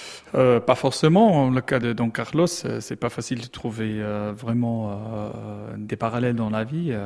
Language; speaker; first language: French; non-native, learner; German